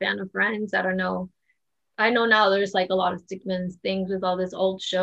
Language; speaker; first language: English; non-native, fluent; Spanish